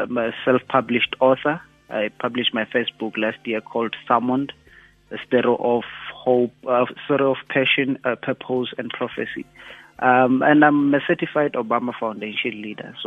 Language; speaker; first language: English; non-native, local second language; Xhosa